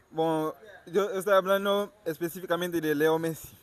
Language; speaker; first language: Spanish; non-native, learner; Portuguese